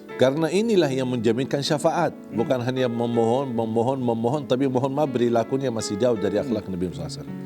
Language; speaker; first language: Indonesian; non-native, fluent; Arabic